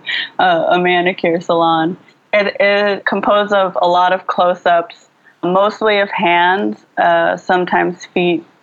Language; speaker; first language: English; early bilingual, other home language; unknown